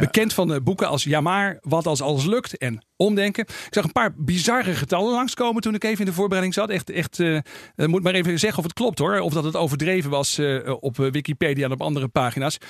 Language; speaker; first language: Dutch; native; Dutch